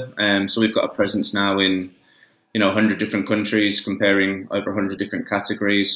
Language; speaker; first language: English; native; English